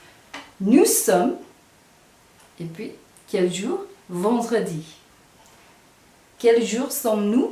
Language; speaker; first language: French; non-native, fluent; English